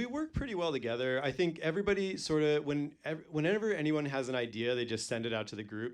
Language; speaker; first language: English; native; English